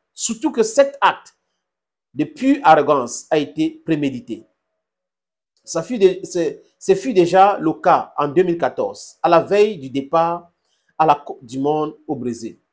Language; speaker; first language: French; non-native, local second language; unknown